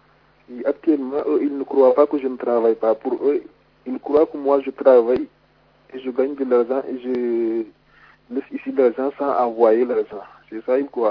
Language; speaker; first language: French; non-native, local second language; Wolof